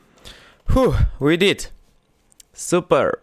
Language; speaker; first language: English; non-native, learner; Russian